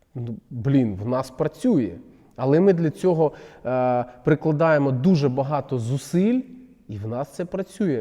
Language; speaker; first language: Ukrainian; non-native, local second language; Russian